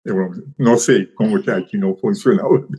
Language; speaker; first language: Portuguese; non-native, learner; Persian